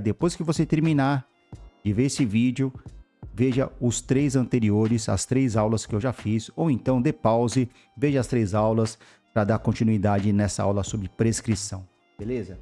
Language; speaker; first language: Portuguese; native; Portuguese